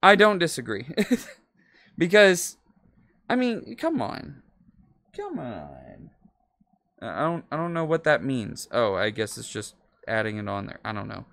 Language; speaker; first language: English; native; English